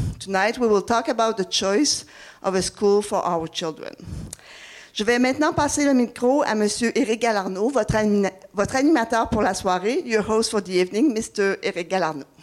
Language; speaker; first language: French; native; French